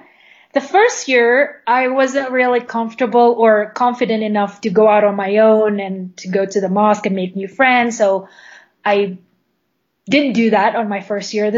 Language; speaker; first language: English; non-native, fluent; Indonesian